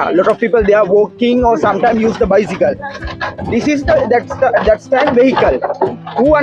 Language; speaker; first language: English; non-native, learner; Sinhala